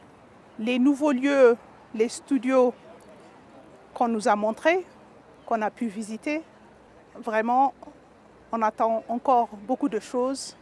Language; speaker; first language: French; non-native, fluent; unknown